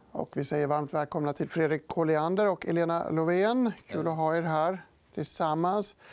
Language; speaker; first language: Swedish; native; Swedish